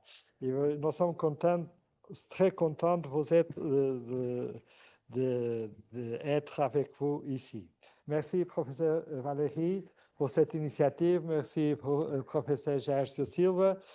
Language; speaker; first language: French; non-native, fluent; Portuguese